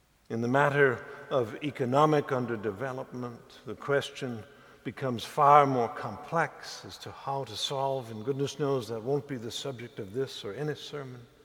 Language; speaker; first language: English; native; English